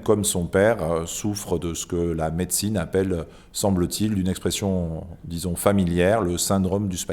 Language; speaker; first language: French; native; French